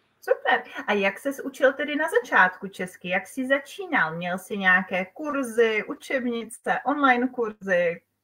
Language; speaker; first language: Czech; native; Czech